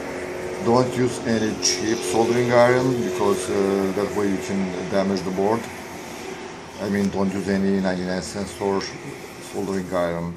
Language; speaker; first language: English; non-native, fluent; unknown